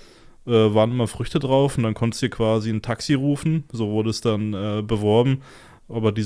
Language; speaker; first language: German; native; German